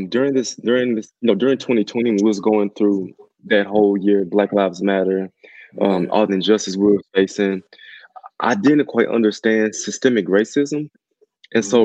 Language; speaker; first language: English; native; English